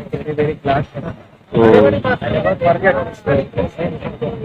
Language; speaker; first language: English; non-native, learner; Telugu